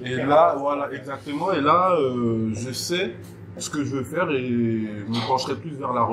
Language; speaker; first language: French; native; French